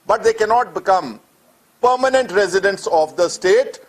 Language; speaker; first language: English; non-native, local second language; Punjabi